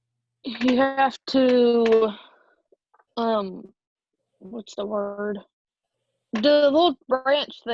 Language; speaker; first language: English; native; English